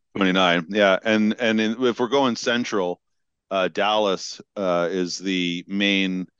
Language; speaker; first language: English; native; English